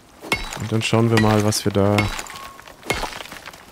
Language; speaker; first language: German; native; German